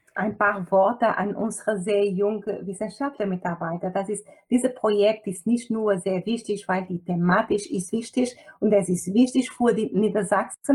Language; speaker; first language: German; non-native, fluent; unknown